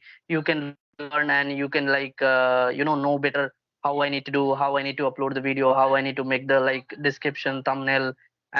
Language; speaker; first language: English; non-native, local second language; Hindi